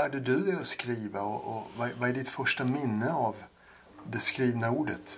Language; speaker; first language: Swedish; native; Swedish